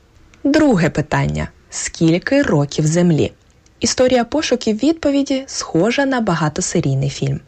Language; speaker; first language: Ukrainian; native; Ukrainian